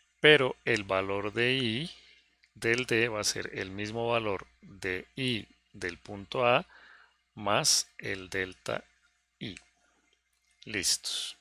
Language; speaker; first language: Spanish; native; Spanish